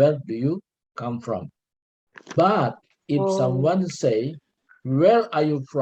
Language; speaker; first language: English; non-native, learner; Indonesian